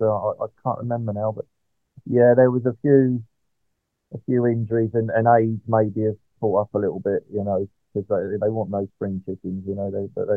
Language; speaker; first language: English; native; English